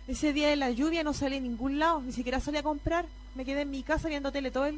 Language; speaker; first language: Spanish; native; Spanish